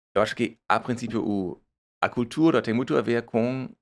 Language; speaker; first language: Portuguese; non-native, fluent; German